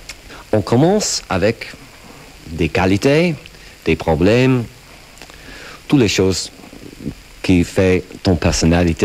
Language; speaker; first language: French; non-native, fluent; English